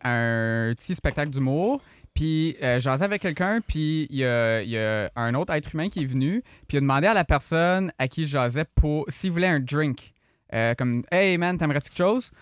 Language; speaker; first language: French; native; French